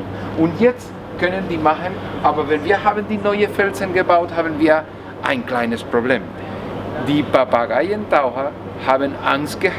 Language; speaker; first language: German; non-native, learner; Spanish